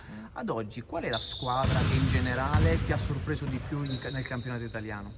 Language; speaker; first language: Italian; native; Italian